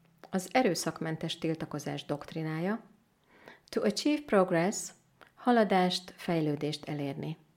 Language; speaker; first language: Hungarian; native; Hungarian